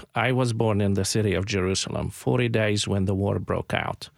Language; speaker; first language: English; non-native, fluent; Arabic